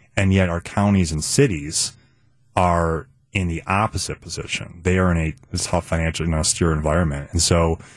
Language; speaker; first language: English; native; English